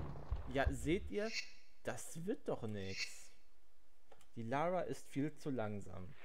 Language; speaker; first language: German; native; German